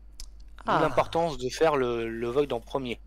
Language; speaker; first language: French; native; French